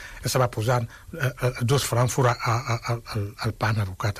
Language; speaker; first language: Catalan; non-native, fluent; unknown